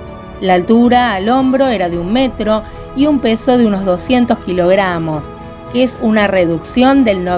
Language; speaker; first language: Spanish; native; Spanish